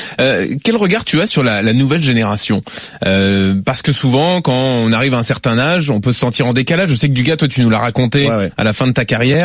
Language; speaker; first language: French; native; French